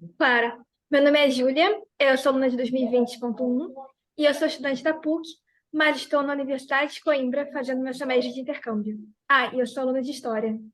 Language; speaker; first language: Portuguese; native; Portuguese